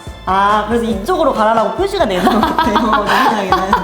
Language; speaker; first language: Korean; native; Korean